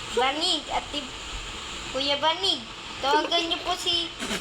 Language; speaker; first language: Filipino; native; Filipino